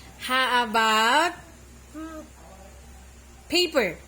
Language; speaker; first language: English; non-native, local second language; Cebuano